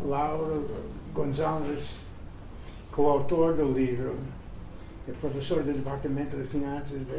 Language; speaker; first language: Portuguese; non-native, fluent; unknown